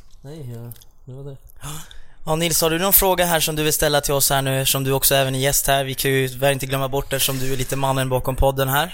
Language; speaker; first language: Swedish; native; Swedish